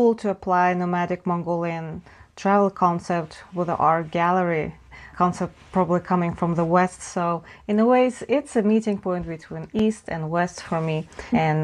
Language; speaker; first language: English; non-native, fluent; Russian